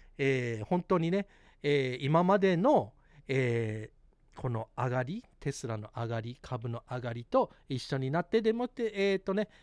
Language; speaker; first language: Japanese; early bilingual, heritage; Japanese